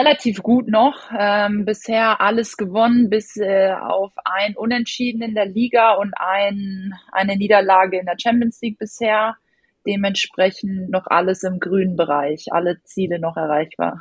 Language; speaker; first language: German; native; German